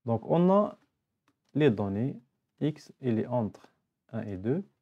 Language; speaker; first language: French; non-native, local second language; Arabic